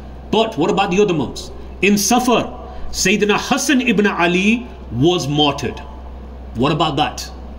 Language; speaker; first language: English; early bilingual, other home language; Urdu